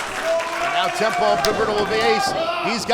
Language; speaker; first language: English; native; English